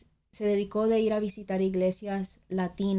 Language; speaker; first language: Spanish; early bilingual, other home language; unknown